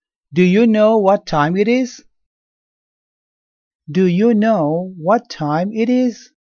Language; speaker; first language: English; non-native, fluent; Persian